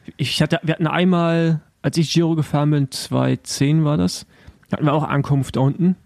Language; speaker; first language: German; native; German